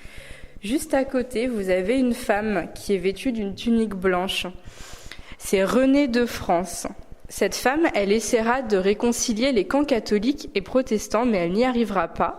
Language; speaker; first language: French; native; French